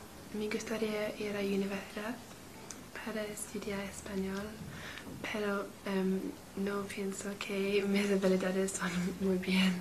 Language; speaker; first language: Spanish; non-native, learner; English